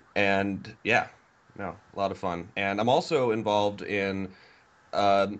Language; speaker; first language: English; native; English